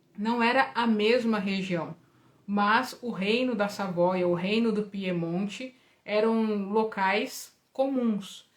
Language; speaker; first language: Portuguese; native; Portuguese